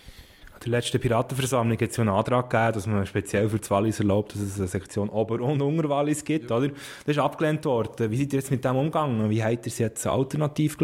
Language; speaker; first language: German; native; German